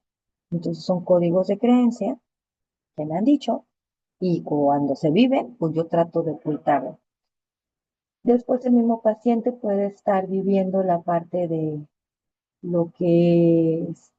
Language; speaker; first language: Spanish; native; Spanish